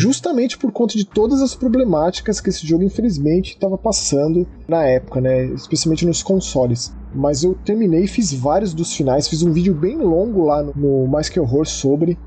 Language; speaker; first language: Portuguese; native; Portuguese